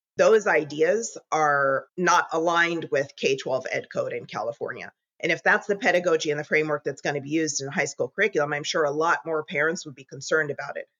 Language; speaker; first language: English; native; English